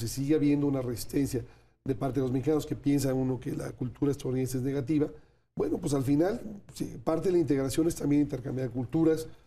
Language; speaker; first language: Spanish; native; Spanish